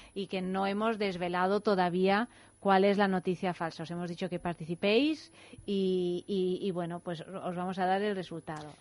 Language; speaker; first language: Spanish; early bilingual, heritage; Spanish